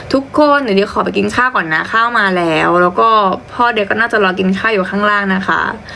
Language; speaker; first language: Thai; native; Thai